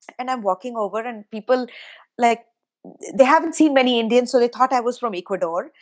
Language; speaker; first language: English; non-native, local second language; Hindi